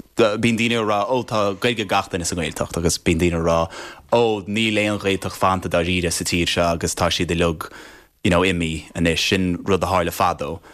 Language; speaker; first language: Irish; non-native, fluent; English